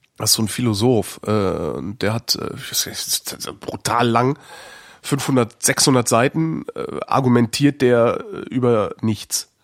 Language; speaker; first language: German; native; German